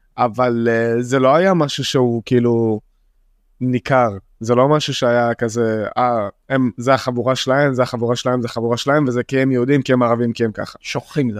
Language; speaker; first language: Hebrew; non-native, local second language; Arabic